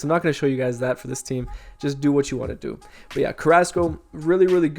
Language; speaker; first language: English; native; English